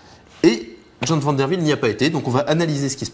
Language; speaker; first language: French; native; French